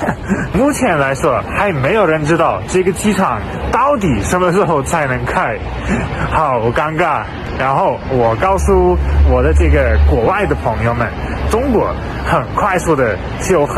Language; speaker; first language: Chinese; non-native, fluent; German